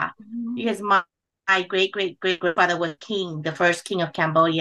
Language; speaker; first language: English; early bilingual, other home language; Khmer